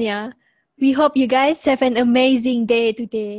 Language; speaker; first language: English; non-native, local second language; Malay